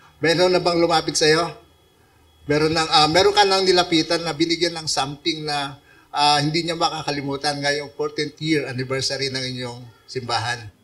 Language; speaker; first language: Filipino; non-native, local second language; Iloko